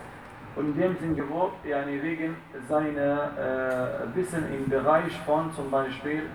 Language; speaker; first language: German; non-native, fluent; Arabic